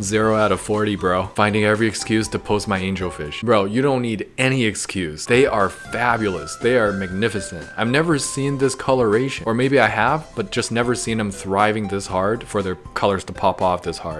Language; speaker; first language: English; native; English